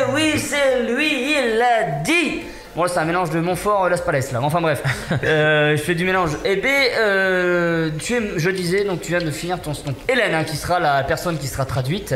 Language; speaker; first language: French; native; French